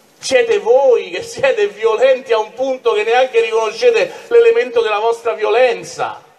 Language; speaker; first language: Italian; native; Italian